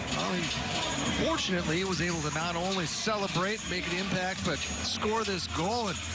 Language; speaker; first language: English; native; English